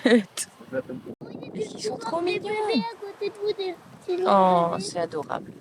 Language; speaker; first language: French; native; French